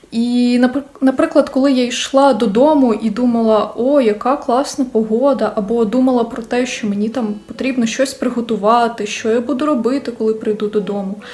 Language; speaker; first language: Ukrainian; non-native, local second language; Russian